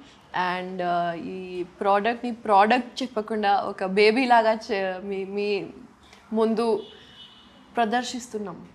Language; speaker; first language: Telugu; non-native, local second language; Hindi